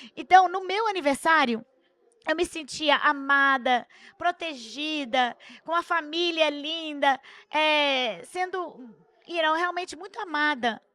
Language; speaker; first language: Portuguese; early bilingual, heritage; Portuguese